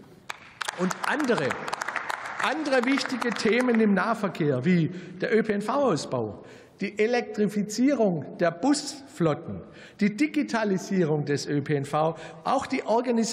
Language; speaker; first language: German; native; German